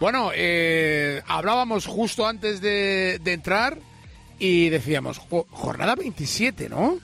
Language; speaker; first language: Spanish; native; Spanish